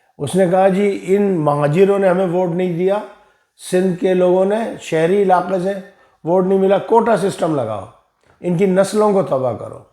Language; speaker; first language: Urdu; native; Urdu